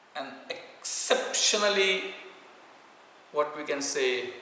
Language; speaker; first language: English; non-native, local second language; Marathi